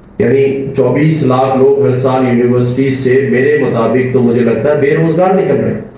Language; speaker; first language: Urdu; native; Urdu